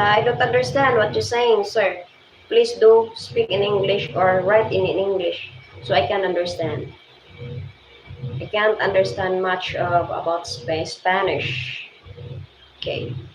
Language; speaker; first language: English; non-native, local second language; Cebuano